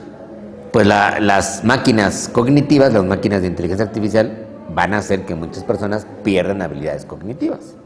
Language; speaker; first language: Spanish; native; Spanish